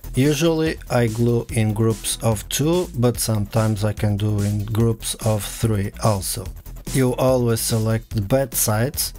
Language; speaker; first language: English; non-native, fluent; Portuguese